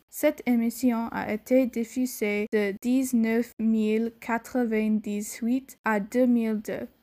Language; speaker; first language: French; non-native, learner; English